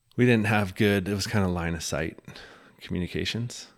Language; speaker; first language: English; native; English